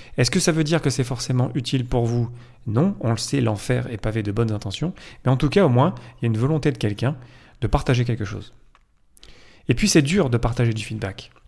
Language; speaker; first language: French; native; French